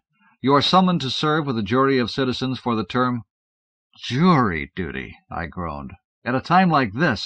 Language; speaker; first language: English; native; English